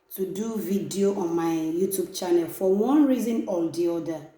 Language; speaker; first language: English; non-native, local second language; Yoruba